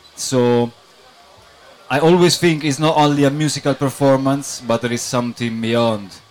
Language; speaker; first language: English; non-native, fluent; Italian